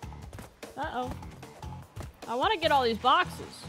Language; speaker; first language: English; native; English